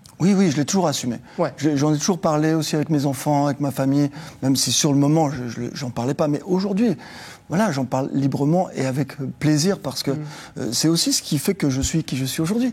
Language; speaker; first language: French; native; French